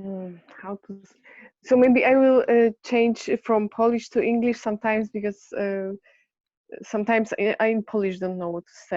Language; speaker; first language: English; non-native, learner; Polish